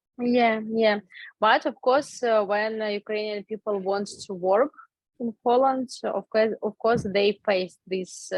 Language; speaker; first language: English; non-native, learner; Ukrainian